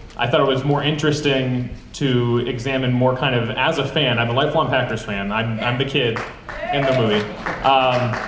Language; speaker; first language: English; native; English